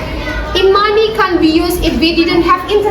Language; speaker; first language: English; non-native, fluent; Indonesian